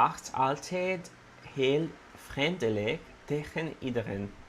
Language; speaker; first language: Dutch; non-native, learner; Italian